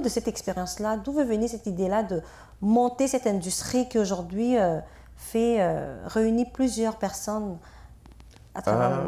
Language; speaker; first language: French; native; French